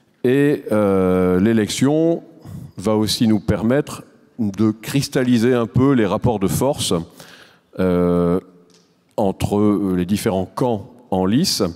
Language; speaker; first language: French; native; French